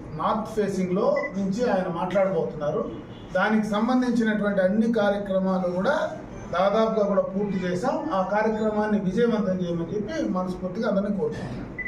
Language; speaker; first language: Telugu; native; Telugu